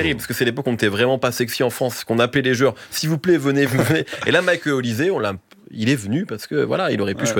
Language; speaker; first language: French; native; French